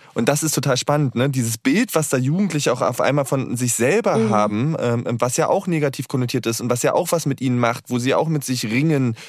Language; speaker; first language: German; native; German